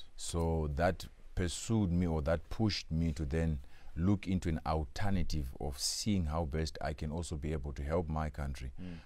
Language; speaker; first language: English; non-native, local second language; Shona